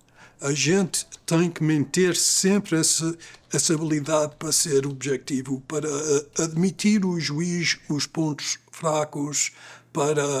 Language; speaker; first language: Portuguese; early bilingual, other home language; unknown